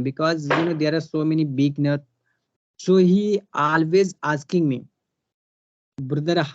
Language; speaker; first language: English; non-native, learner; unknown